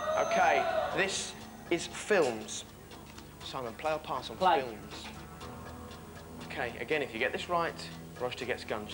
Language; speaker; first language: English; native; English